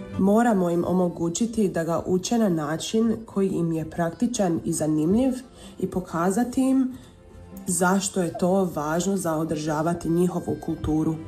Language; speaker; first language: Croatian; early bilingual, heritage; Croatian